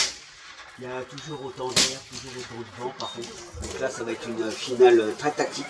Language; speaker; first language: French; native; French